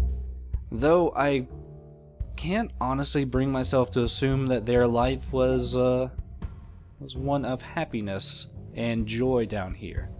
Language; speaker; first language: English; native; English